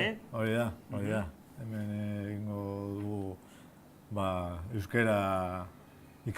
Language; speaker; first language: Basque; non-native, local second language; Spanish